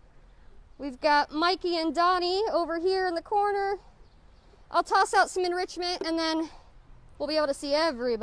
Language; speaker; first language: English; native; English